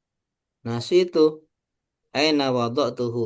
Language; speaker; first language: Arabic; non-native, learner; Indonesian